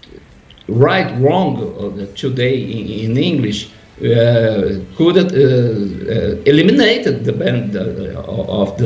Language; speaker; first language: English; non-native, learner; Portuguese